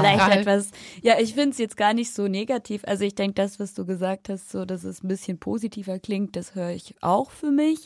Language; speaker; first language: German; native; German